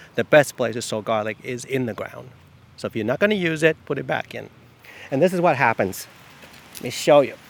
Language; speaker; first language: English; non-native, fluent; Chinese